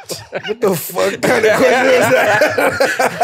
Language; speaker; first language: English; native; English